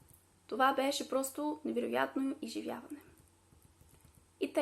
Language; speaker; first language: Bulgarian; non-native, fluent; Greek